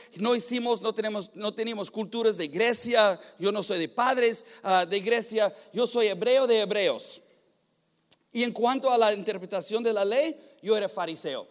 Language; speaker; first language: Spanish; non-native, fluent; English